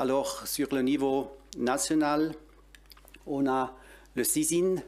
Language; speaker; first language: French; non-native, local second language; German